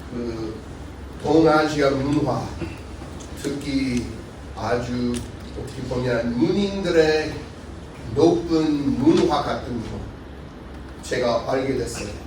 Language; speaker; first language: Korean; non-native, fluent; English